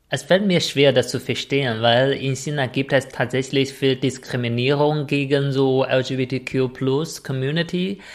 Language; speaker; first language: German; non-native, fluent; Chinese